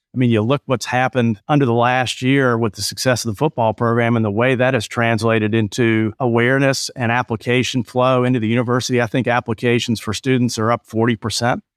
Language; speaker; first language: English; native; English